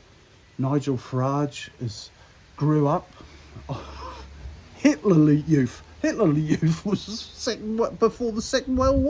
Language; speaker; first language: English; native; English